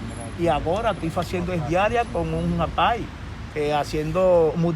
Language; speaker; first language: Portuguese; non-native, learner; Spanish